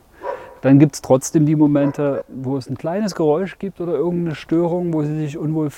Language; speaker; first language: German; native; German